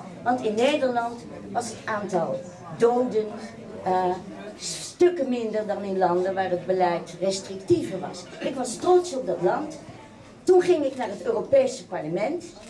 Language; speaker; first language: Dutch; native; Dutch